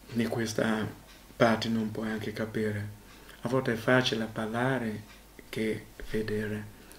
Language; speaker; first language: Italian; non-native, learner; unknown